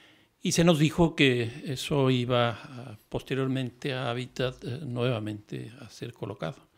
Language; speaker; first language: Spanish; native; Spanish